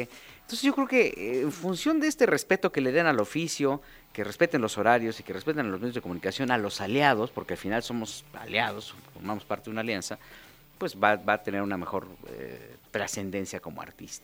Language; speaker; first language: Spanish; native; Spanish